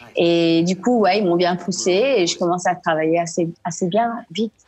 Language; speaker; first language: French; native; French